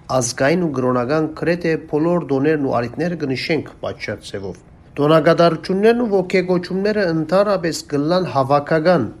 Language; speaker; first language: Armenian; native; Armenian